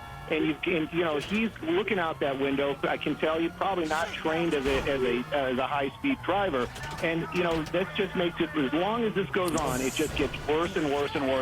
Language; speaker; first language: English; native; English